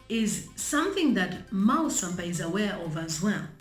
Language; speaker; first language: English; non-native, local second language; Bemba